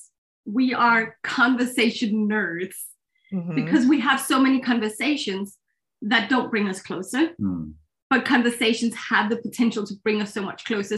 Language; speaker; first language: English; non-native, fluent; Danish